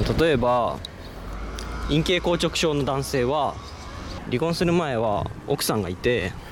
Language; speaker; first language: Japanese; native; Japanese